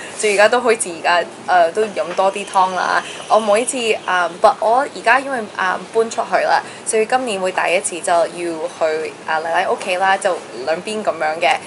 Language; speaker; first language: Cantonese; early bilingual, heritage; Cantonese